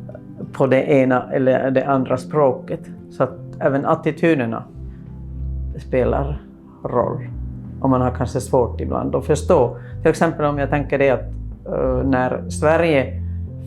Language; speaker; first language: Swedish; non-native, local second language; Finnish